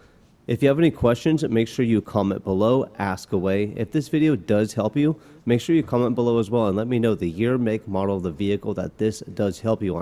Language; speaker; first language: English; native; English